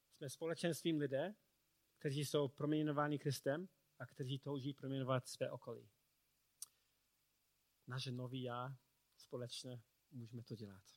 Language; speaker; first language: Czech; non-native, learner; English